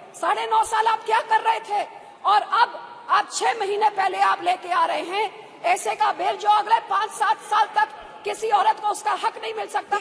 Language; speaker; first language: Hindi; non-native, local second language; Punjabi